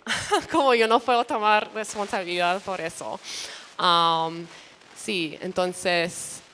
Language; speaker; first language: Spanish; early bilingual, other home language; English